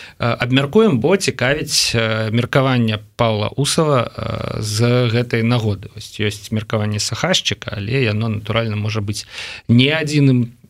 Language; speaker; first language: Belarusian; non-native, local second language; Russian